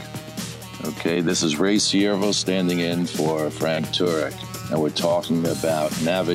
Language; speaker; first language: English; native; English